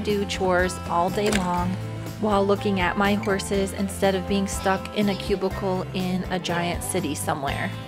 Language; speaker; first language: English; native; English